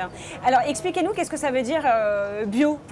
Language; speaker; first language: French; native; French